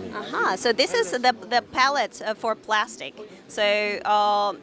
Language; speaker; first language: English; non-native, fluent; Korean